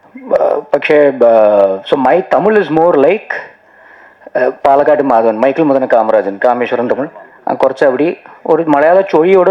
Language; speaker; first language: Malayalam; non-native, learner; Tamil